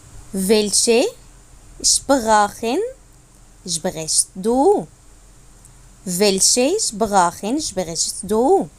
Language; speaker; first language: German; non-native, fluent; Arabic